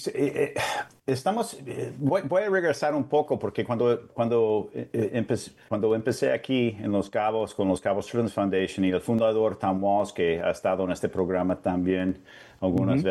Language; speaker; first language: Spanish; non-native, fluent; English